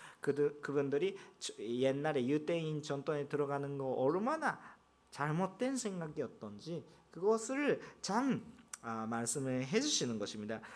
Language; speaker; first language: Korean; non-native, fluent; Japanese